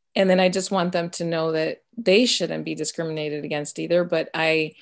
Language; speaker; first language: English; early bilingual, other home language; Spanish